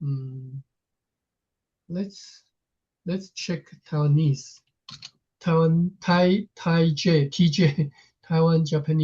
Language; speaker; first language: English; non-native, fluent; Chinese